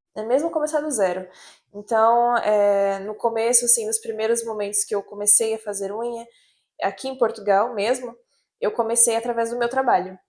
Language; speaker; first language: Portuguese; native; Portuguese